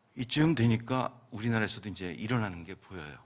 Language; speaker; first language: Korean; native; Korean